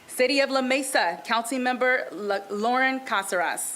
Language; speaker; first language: English; non-native, fluent; Spanish